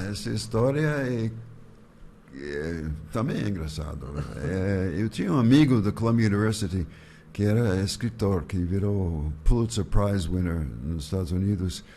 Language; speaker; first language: Portuguese; non-native, fluent; English